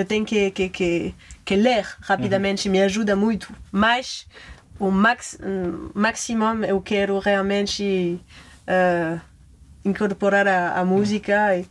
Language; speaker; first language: Portuguese; non-native, learner; French